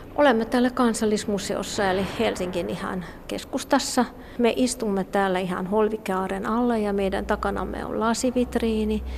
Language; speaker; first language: Finnish; non-native, fluent; Hungarian